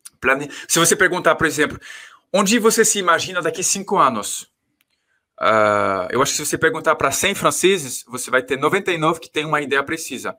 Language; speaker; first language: Portuguese; non-native, fluent; French